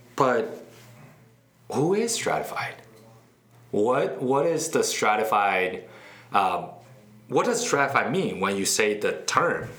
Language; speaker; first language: English; non-native, fluent; Chinese